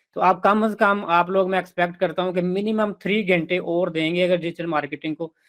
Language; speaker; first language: Urdu; non-native, local second language; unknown